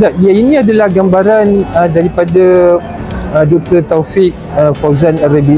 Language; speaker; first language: Malay; native; Malay